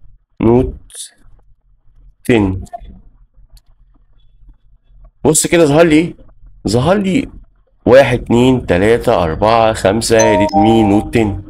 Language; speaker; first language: Arabic; native; Arabic